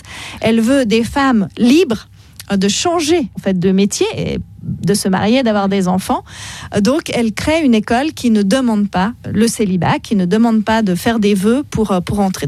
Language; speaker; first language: French; native; French